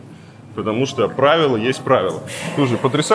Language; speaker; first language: Russian; native; Russian